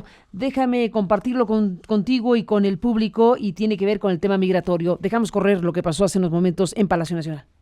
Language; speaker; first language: Spanish; native; Spanish